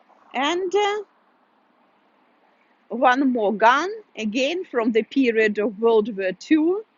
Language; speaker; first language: English; non-native, fluent; Russian